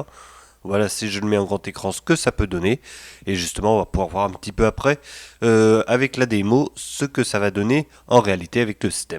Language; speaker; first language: French; native; French